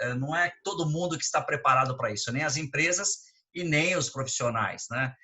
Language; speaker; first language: Portuguese; native; Portuguese